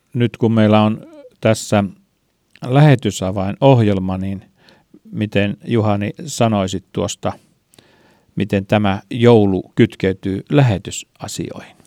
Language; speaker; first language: Finnish; native; Finnish